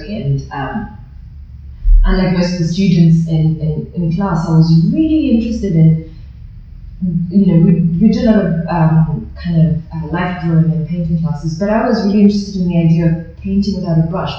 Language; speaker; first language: English; native; English